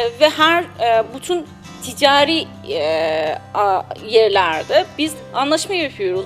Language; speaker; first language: Turkish; non-native, learner; Persian